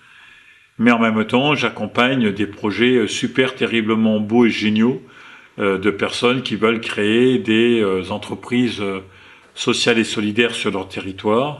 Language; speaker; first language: French; native; French